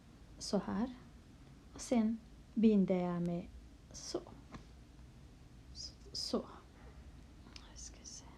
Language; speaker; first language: Swedish; non-native, local second language; Kurdish